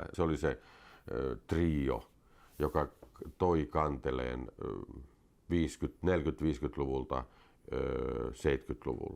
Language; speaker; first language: Finnish; native; Finnish